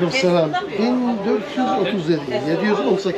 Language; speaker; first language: Turkish; non-native, learner; Arabic